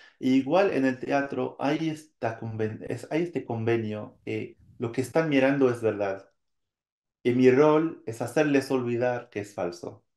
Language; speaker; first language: Spanish; non-native, fluent; French